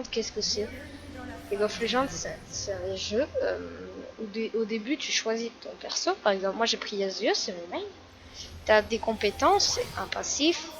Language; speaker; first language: French; native; French